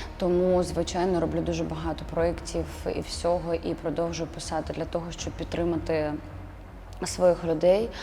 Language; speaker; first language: Ukrainian; non-native, local second language; Russian